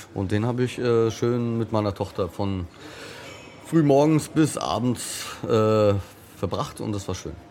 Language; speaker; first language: German; native; German